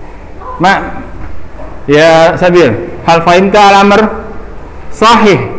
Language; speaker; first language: Arabic; non-native, fluent; Indonesian